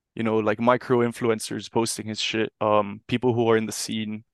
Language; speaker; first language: English; non-native, fluent; Italian